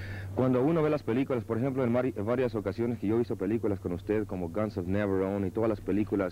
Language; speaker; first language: Spanish; native; Spanish